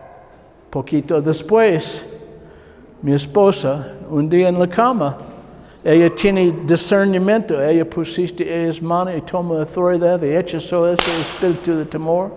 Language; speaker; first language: Spanish; non-native, learner; English